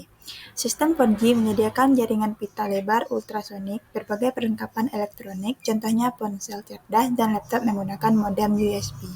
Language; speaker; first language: Indonesian; native; Indonesian